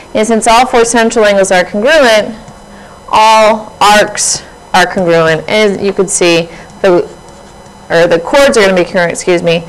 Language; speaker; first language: English; native; English